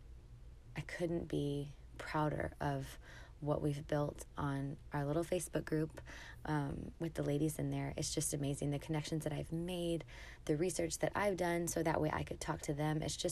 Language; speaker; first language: English; native; English